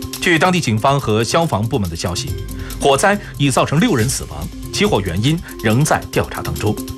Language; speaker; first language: Chinese; native; Chinese